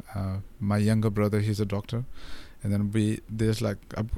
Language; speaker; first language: English; non-native, local second language; Nepali